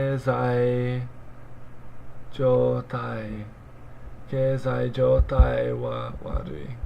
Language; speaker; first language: Japanese; non-native, learner; English